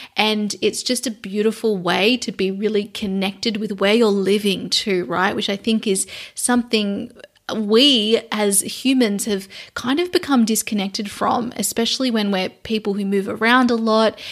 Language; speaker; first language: English; native; English